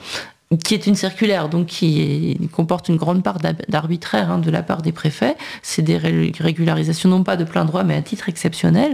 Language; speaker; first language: French; native; French